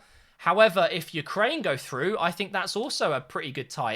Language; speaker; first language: English; native; English